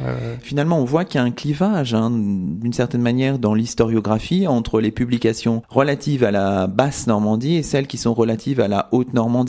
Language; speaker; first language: French; native; French